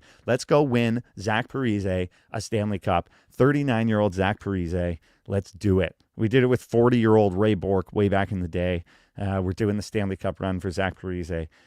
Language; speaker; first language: English; native; English